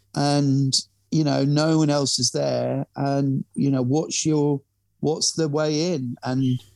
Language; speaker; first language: English; native; English